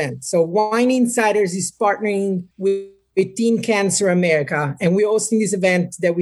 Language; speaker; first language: English; non-native, fluent; Italian